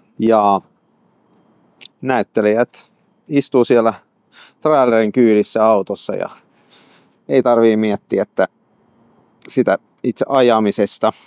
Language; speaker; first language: Finnish; non-native, fluent; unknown